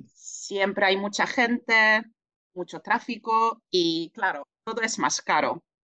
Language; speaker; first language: Spanish; non-native, fluent; Polish